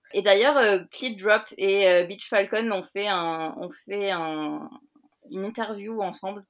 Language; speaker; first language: French; native; French